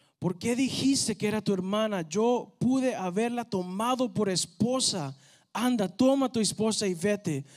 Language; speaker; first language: Spanish; early bilingual, heritage; Spanish